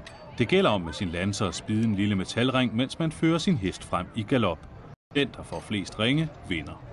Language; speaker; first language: Danish; native; Danish